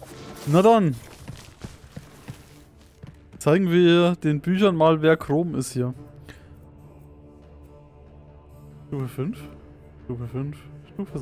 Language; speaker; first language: German; native; German